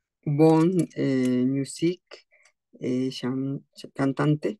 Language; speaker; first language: French; non-native, learner; Spanish